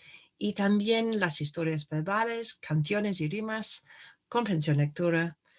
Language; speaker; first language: Spanish; non-native, fluent; English